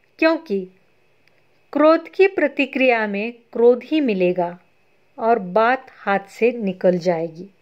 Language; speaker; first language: Hindi; non-native, local second language; Marathi